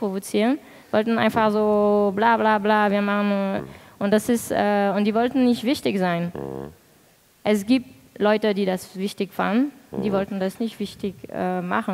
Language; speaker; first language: German; non-native, fluent; French